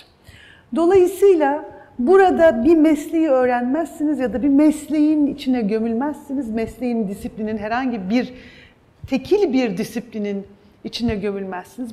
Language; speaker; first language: Turkish; native; Turkish